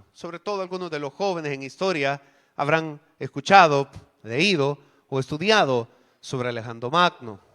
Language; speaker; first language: Spanish; native; Spanish